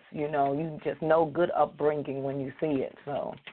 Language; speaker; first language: English; native; English